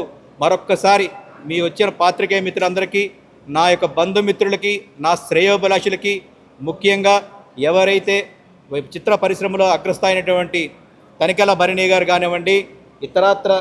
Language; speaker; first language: Telugu; native; Telugu